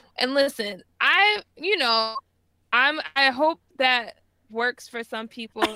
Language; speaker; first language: English; native; English